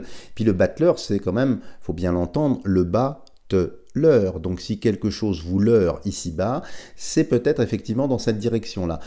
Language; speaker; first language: French; native; French